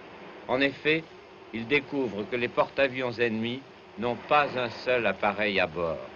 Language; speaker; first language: French; native; French